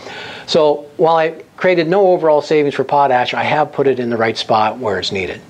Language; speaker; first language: English; native; English